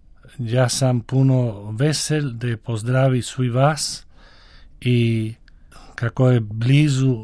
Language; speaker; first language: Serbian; early bilingual, heritage; Spanish